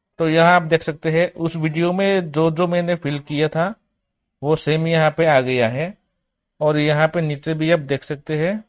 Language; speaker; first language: Hindi; native; Hindi